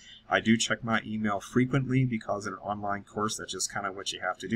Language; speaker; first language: English; native; English